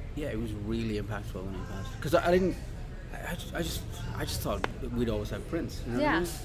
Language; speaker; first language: English; native; English